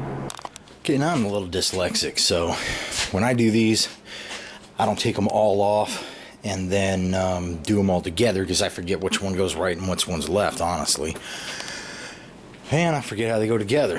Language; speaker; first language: English; native; English